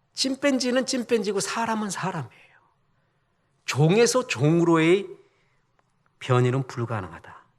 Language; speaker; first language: Korean; native; Korean